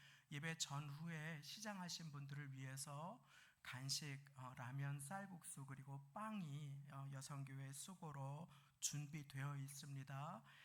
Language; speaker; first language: Korean; native; Korean